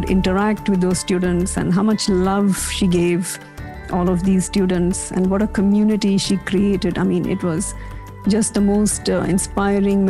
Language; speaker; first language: English; non-native, local second language; Kannada